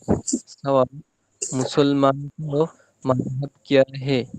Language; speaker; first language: Hindi; non-native, learner; Bangla